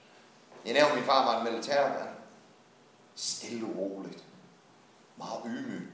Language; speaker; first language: Danish; non-native, fluent; English